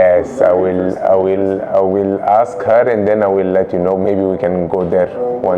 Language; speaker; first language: English; non-native, local second language; Kabuverdianu